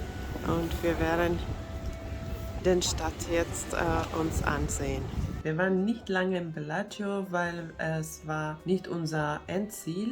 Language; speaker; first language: German; non-native, fluent; Finnish